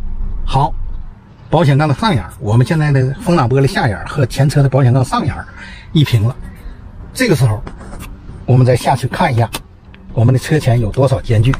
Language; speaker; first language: Chinese; native; Chinese